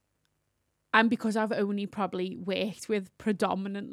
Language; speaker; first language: English; native; English